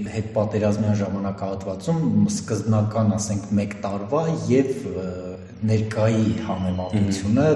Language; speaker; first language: Armenian; native; Armenian